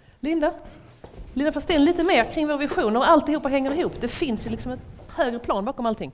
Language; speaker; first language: Swedish; native; Swedish